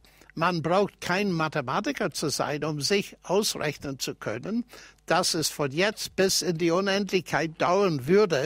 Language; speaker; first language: German; non-native, fluent; English